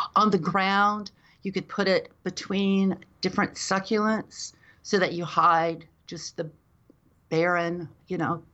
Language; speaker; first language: English; native; English